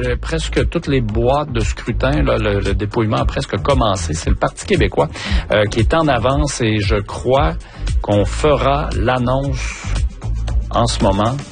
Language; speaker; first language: French; native; French